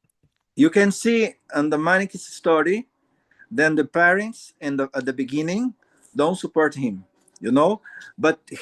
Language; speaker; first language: English; non-native, learner; Portuguese